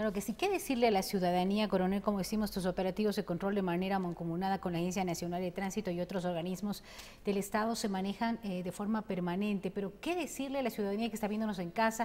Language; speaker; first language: Spanish; native; Spanish